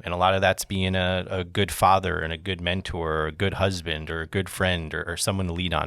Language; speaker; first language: English; native; English